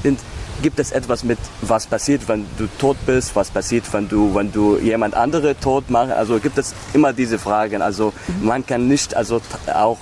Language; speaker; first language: German; non-native, learner; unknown